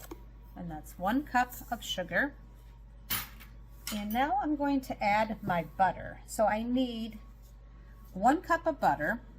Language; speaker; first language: English; native; English